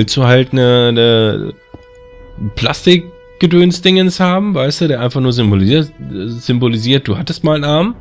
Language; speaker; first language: German; native; German